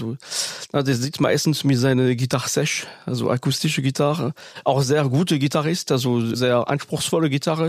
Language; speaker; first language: German; non-native, fluent; French